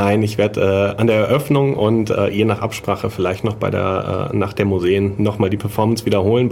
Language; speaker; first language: German; native; German